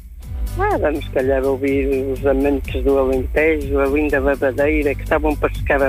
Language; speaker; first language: Portuguese; native; Portuguese